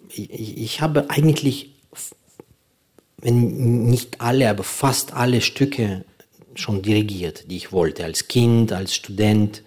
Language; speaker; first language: German; non-native, fluent; Ukrainian